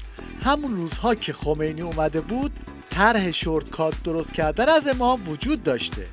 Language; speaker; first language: Persian; native; Persian